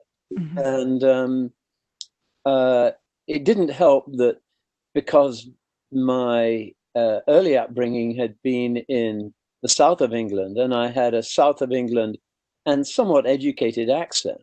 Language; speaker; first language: English; native; English